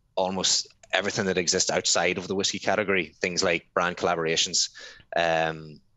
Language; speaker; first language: English; native; English